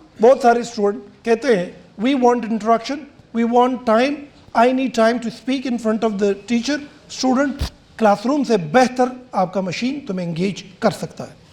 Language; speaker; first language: Urdu; non-native, local second language; Pashto